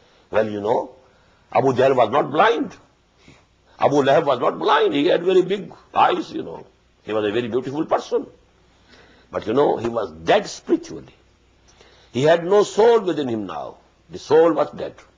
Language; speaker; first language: English; non-native, local second language; Punjabi